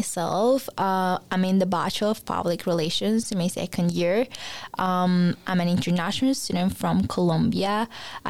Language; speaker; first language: English; non-native, fluent; Spanish